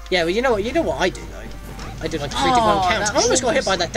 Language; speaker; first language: English; native; English